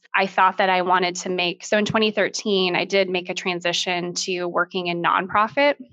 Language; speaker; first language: English; native; English